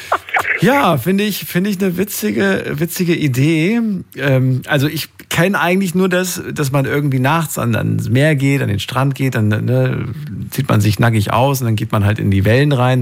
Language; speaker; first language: German; native; German